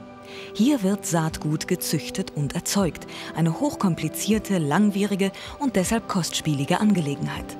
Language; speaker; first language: German; native; German